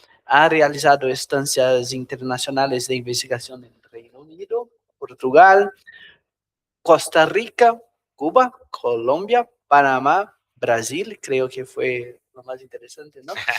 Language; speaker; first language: Spanish; non-native, fluent; Portuguese